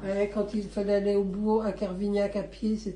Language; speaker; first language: French; native; French